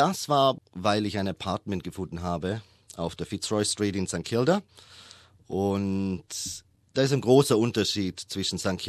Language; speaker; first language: German; native; German